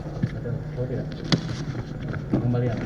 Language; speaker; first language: Indonesian; native; Indonesian